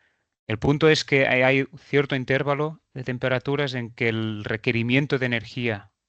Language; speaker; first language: Spanish; non-native, fluent; English